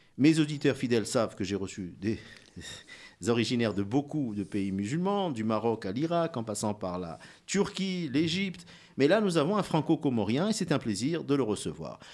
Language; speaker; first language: French; native; French